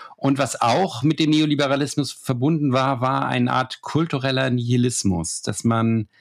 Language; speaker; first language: German; native; German